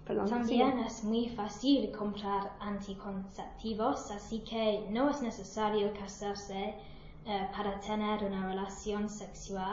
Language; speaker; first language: Spanish; non-native, learner; English